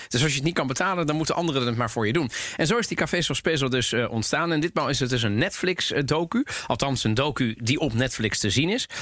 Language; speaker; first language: Dutch; early bilingual, other home language; Italian